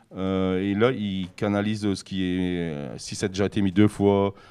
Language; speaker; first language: French; native; French